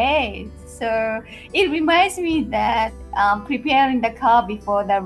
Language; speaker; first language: English; non-native, fluent; Japanese